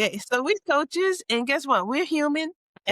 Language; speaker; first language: English; native; English